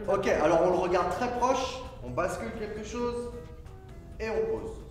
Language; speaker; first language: French; native; French